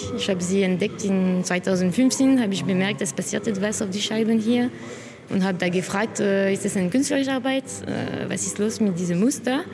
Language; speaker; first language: German; non-native, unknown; French